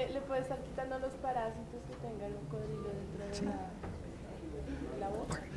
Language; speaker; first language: Spanish; native; Spanish